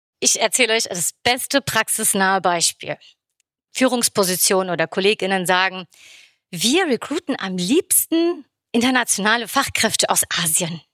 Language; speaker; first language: German; early bilingual, other home language; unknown